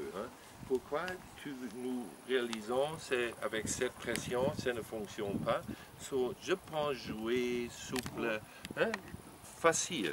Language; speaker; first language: French; non-native, learner; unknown